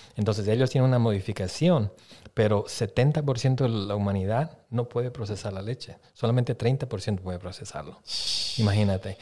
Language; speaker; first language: Spanish; early bilingual, heritage; Spanish